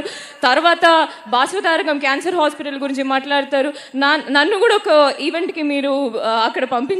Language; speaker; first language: Telugu; non-native, learner; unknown